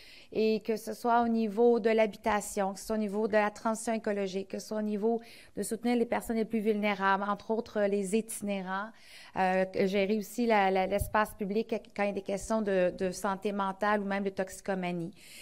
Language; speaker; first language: French; native; French